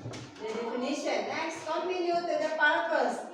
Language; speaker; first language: English; non-native, learner; Indonesian